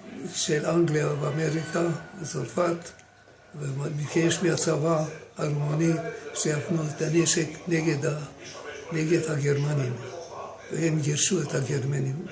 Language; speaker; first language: Hebrew; non-native, fluent; Romanian